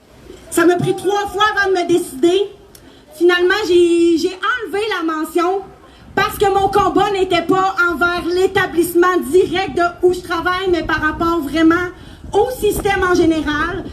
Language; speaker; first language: French; native; French